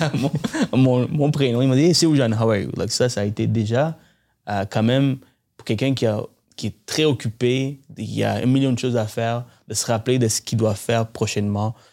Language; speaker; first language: French; early bilingual, other home language; Tamil